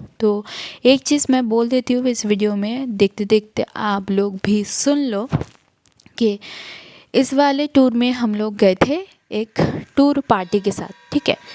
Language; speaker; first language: Hindi; non-native, local second language; Bangla